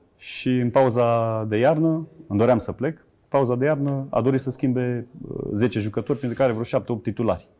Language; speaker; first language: Romanian; native; Romanian